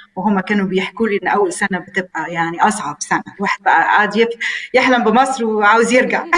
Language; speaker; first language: Arabic; early bilingual, heritage; Arabic